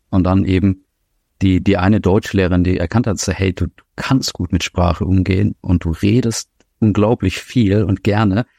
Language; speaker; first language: German; native; German